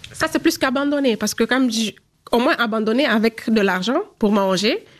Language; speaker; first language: French; non-native, local second language; Fula